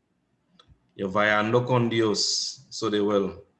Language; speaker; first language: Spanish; non-native, fluent; English